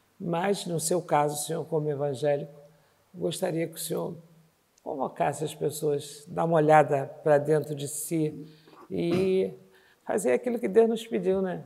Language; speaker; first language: Portuguese; native; Portuguese